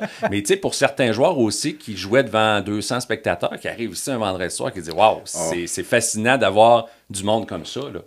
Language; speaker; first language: French; native; French